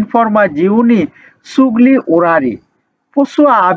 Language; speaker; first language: Italian; non-native, learner; Bangla